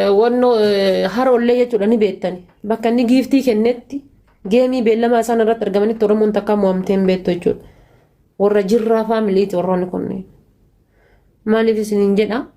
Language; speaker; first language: Oromo; early bilingual, heritage; Oromo